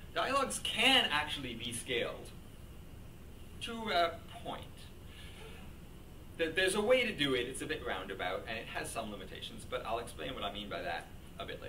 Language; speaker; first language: English; native; English